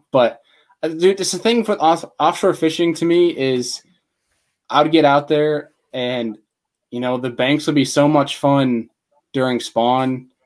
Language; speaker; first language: English; native; English